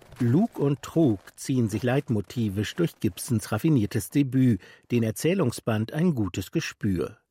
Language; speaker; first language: German; native; German